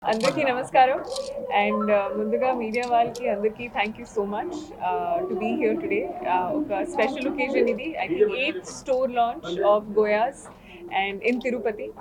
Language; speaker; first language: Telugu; non-native, learner; Hindi